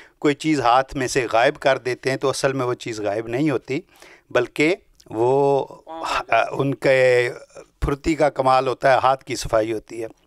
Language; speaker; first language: Urdu; non-native, local second language; Punjabi